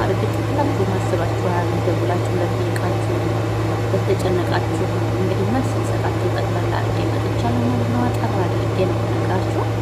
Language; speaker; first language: Amharic; native; Amharic